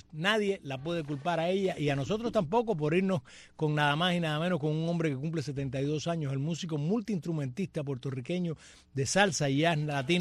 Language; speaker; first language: Spanish; native; Spanish